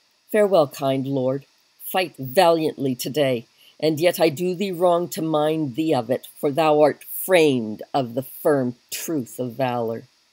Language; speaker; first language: English; native; English